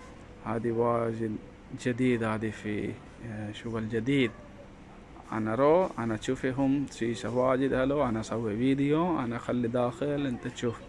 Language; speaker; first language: Arabic; non-native, learner; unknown